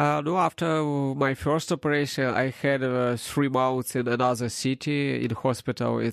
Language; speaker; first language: English; non-native, learner; Ukrainian